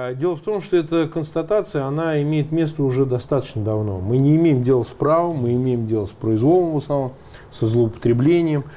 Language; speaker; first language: Russian; native; Russian